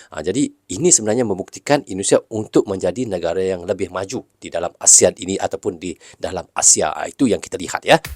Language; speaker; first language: Malay; native; Malay